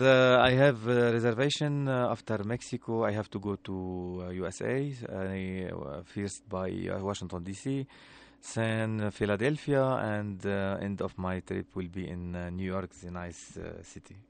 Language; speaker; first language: English; non-native, learner; Arabic